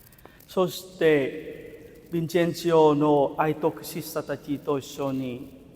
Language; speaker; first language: Japanese; non-native, fluent; Vietnamese